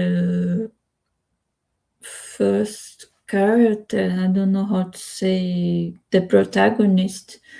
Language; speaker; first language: English; non-native, learner; Spanish